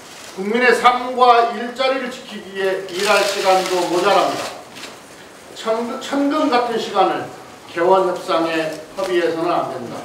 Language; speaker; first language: Korean; native; Korean